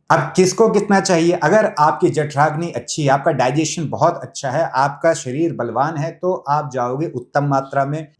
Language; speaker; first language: Hindi; native; Hindi